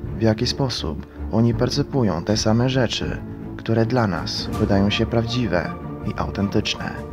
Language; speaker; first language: Polish; non-native, fluent; Croatian